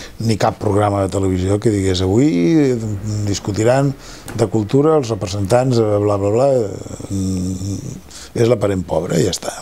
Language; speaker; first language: Catalan; non-native, local second language; Spanish